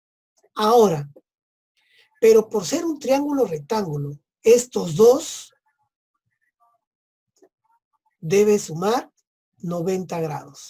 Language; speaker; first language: Spanish; native; Spanish